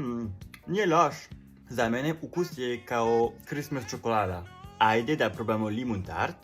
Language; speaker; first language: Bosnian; non-native, learner; French